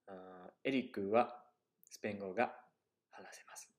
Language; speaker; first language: Japanese; non-native, fluent; English